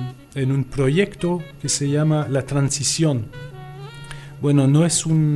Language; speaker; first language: Spanish; non-native, fluent; French